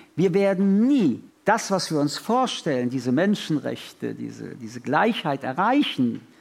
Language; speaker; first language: German; early bilingual, other home language; French